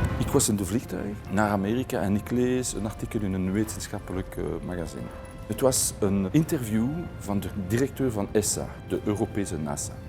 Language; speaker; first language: Dutch; non-native, local second language; French